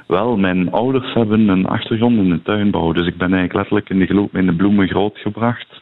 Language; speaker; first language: Dutch; native; Dutch